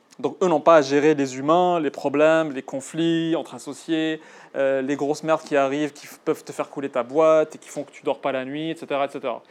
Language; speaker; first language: French; non-native, local second language; Arabic